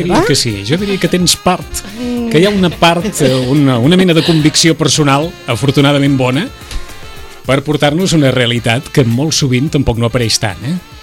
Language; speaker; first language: Catalan; native; Catalan